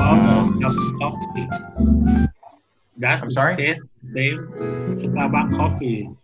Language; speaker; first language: English; non-native, learner; Thai